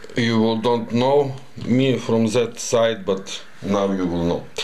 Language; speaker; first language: English; non-native, learner; Ukrainian